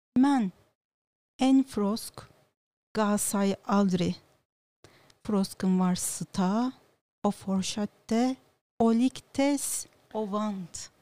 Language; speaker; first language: Norwegian; non-native, learner; Turkish